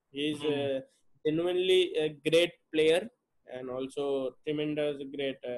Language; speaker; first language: English; non-native, local second language; Bangla